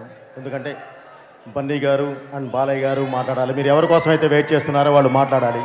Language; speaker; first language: Telugu; native; Telugu